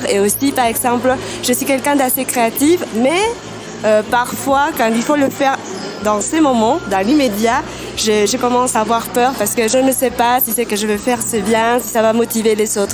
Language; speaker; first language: French; non-native, fluent; Spanish